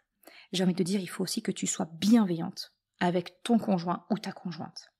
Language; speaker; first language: French; native; French